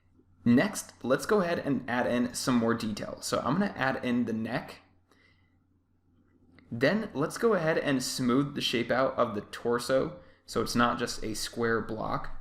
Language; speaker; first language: English; native; English